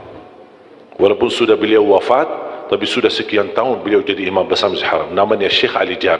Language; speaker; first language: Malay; non-native, fluent; Arabic